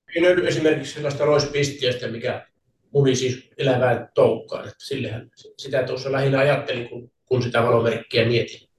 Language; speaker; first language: Finnish; native; Finnish